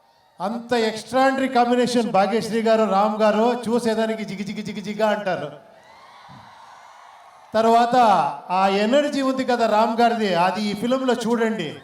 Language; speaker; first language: Telugu; non-native, fluent; Kannada